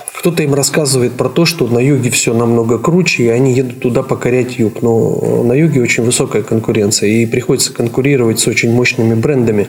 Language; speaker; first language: Russian; native; Russian